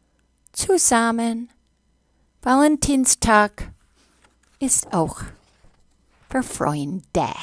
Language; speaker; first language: German; non-native, fluent; English